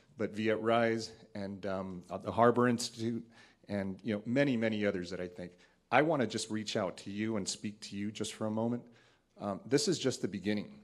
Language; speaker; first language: English; early bilingual, other home language; Spanish